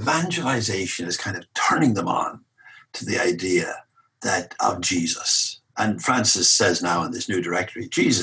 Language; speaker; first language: English; native; English